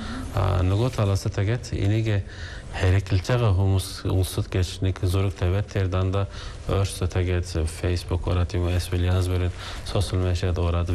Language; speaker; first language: Mongolian; non-native, fluent; Turkish